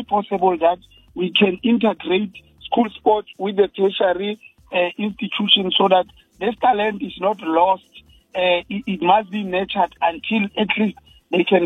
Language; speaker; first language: English; non-native, local second language; Tswana